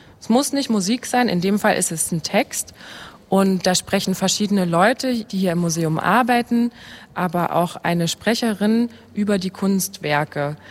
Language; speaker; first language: German; native; German